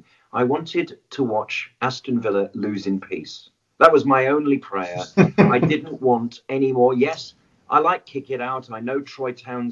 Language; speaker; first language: English; native; English